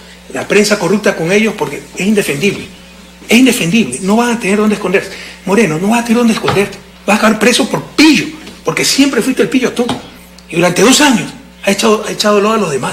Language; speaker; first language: Spanish; native; Spanish